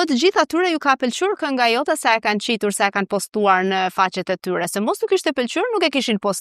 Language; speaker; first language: Albanian; native; Albanian